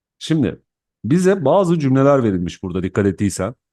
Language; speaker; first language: Turkish; native; Turkish